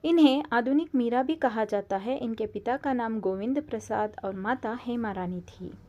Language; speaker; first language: Hindi; non-native, local second language; Kannada